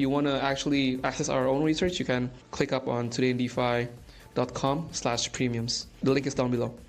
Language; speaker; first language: English; non-native, fluent; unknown